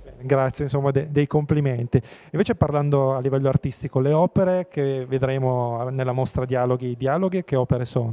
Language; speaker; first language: Italian; native; Italian